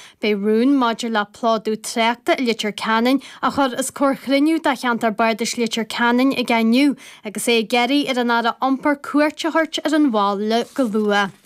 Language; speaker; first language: Irish; native; Irish